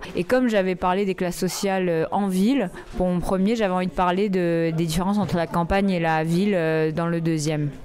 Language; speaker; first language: French; native; French